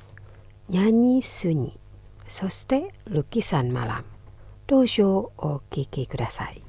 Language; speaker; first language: Japanese; non-native, fluent; Indonesian